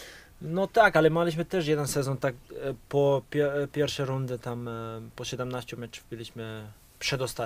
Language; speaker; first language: Polish; non-native, fluent; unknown